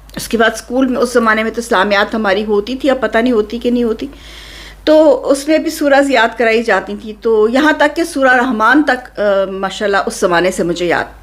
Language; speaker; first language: Urdu; native; Urdu